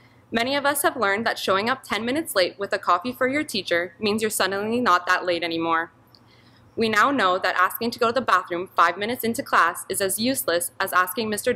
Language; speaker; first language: English; native; English